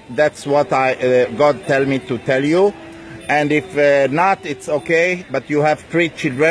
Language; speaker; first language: English; non-native, learner; Hebrew